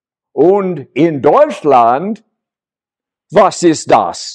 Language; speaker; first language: German; non-native, learner; English